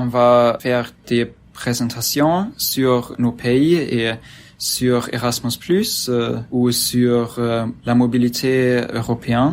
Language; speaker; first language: French; non-native, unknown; German